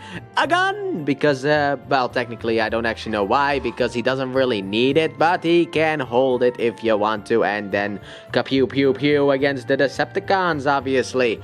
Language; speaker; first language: English; native; English